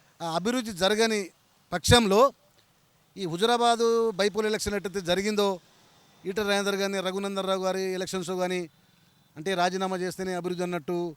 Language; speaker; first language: Telugu; non-native, local second language; Lambadi